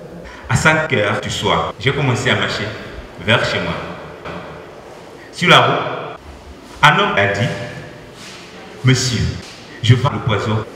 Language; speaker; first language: French; non-native, learner; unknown